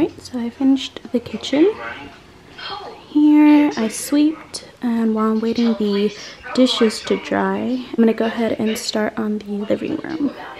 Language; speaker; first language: English; early bilingual, other home language; Spanish